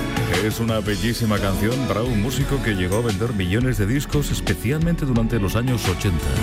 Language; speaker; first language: Spanish; native; Spanish